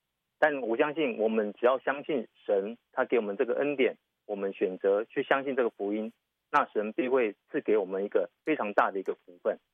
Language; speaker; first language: Chinese; native; Chinese